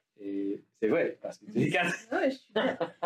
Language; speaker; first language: French; non-native, learner; English